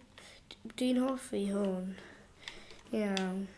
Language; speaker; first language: Welsh; non-native, local second language; English